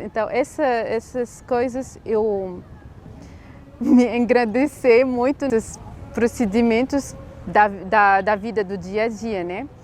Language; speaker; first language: Portuguese; non-native, fluent; Arabic